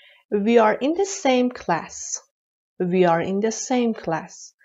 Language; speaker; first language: English; non-native, fluent; Persian